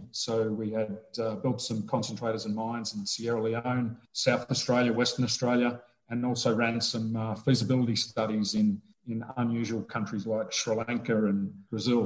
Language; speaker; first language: English; native; English